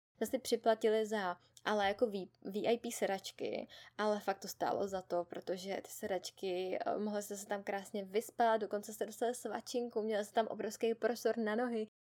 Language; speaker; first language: Czech; native; Czech